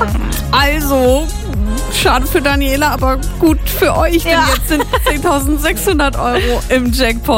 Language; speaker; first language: German; native; German